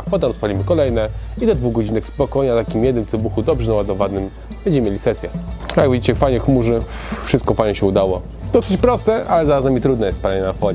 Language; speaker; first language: Polish; native; Polish